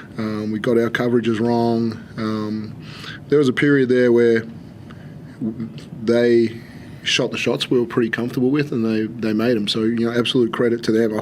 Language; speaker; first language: English; native; English